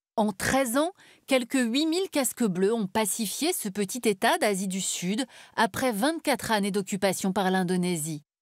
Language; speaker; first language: French; native; French